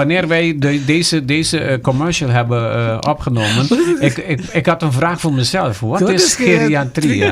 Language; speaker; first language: Dutch; non-native, local second language; Papiamento